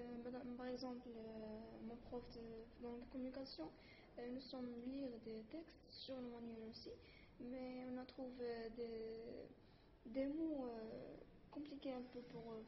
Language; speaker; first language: French; non-native, learner; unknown